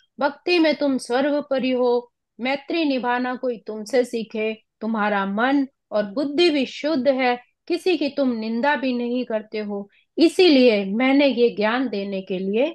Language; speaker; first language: Hindi; non-native, local second language; Punjabi